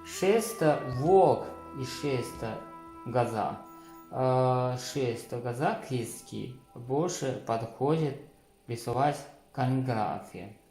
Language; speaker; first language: Russian; non-native, learner; Chinese